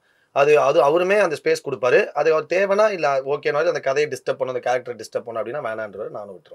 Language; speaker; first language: Tamil; native; Tamil